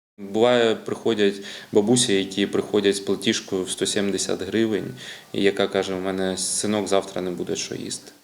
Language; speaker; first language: Ukrainian; native; Ukrainian